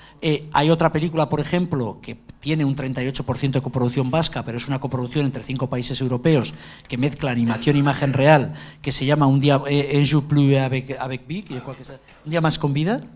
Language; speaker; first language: Spanish; native; Spanish